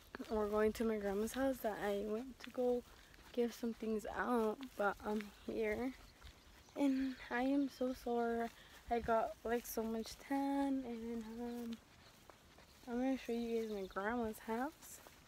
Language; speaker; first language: English; early bilingual, other home language; Spanish